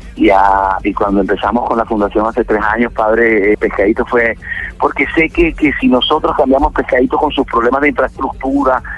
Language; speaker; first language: Spanish; native; Spanish